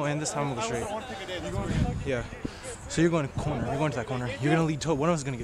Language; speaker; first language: English; native; English